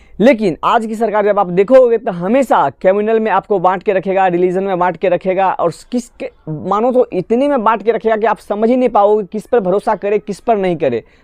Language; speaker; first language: Hindi; non-native, local second language; Assamese